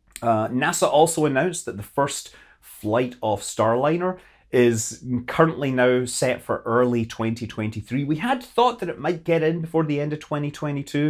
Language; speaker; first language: English; native; English